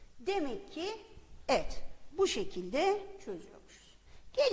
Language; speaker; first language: Turkish; native; Turkish